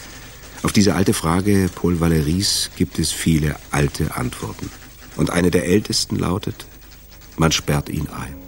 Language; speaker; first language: German; native; German